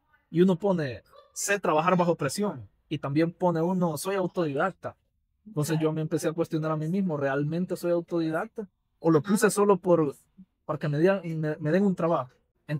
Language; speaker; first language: Spanish; native; Spanish